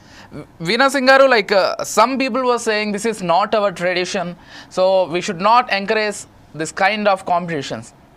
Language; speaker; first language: English; non-native, local second language; Telugu